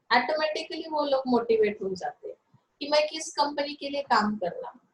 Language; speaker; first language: Hindi; non-native, local second language; Marathi